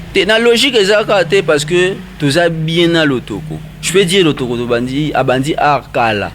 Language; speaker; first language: Lingala; native; Lingala